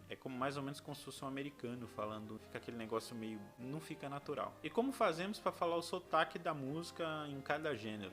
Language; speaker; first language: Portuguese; native; Portuguese